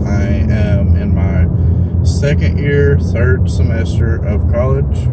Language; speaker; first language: English; native; English